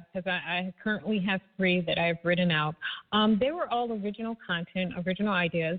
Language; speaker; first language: English; native; English